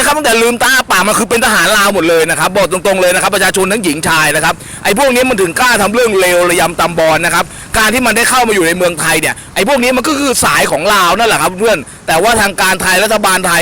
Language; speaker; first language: Thai; native; Thai